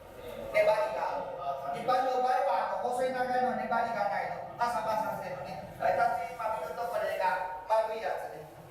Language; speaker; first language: Japanese; non-native, fluent; Chinese